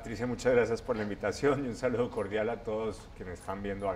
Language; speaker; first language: Spanish; native; Spanish